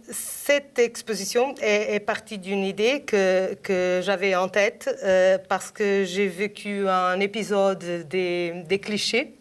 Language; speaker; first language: French; non-native, fluent; Portuguese